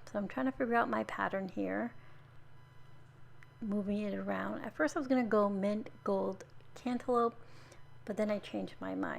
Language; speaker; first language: English; native; English